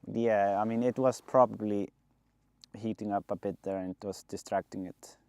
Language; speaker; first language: English; non-native, fluent; Icelandic